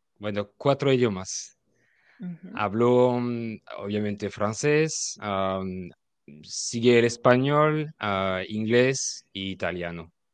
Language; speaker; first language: Spanish; non-native, fluent; French